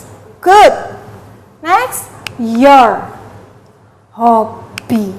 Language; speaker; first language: English; non-native, learner; Indonesian